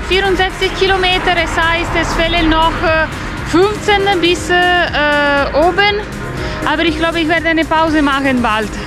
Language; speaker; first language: German; non-native, fluent; Italian